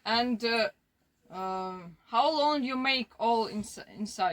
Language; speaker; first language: English; non-native, learner; Ukrainian